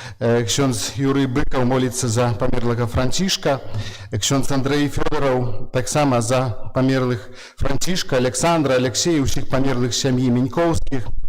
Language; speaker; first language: Belarusian; native; Belarusian